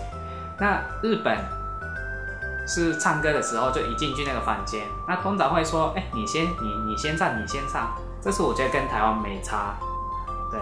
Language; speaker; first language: Chinese; non-native, fluent; Japanese